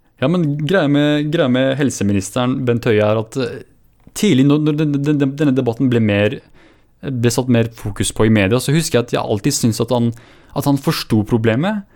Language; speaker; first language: Norwegian; early bilingual, other home language; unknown